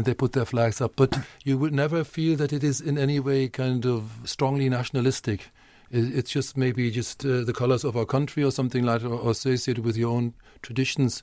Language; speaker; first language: English; non-native, fluent; German